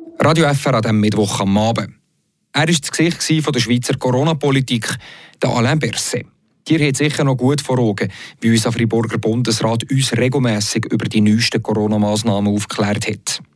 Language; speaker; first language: German; native; German